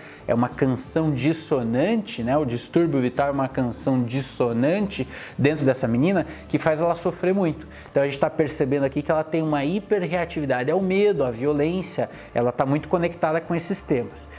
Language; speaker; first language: Portuguese; native; Portuguese